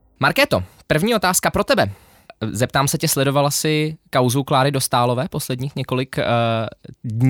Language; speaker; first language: Czech; native; Czech